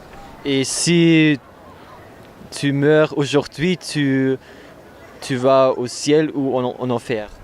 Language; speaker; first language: French; non-native, learner; German